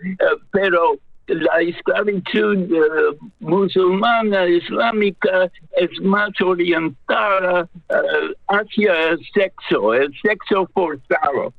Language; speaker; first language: Spanish; non-native, fluent; English